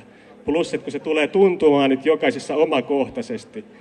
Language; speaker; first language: Finnish; native; Finnish